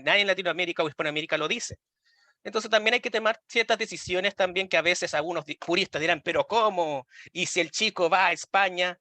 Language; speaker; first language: Spanish; native; Spanish